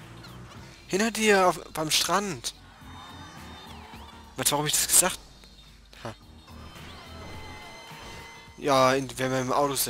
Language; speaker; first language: German; native; German